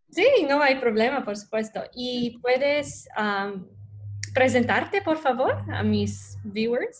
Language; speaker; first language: Spanish; non-native, learner; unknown